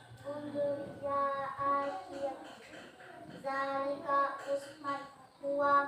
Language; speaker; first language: Arabic; non-native, learner; Indonesian